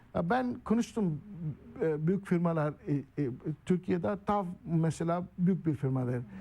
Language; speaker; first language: Turkish; non-native, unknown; Urdu